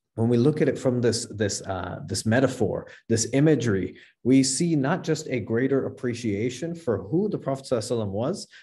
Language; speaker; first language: English; native; English